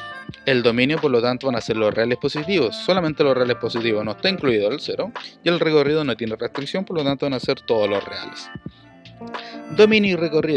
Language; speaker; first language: Spanish; native; Spanish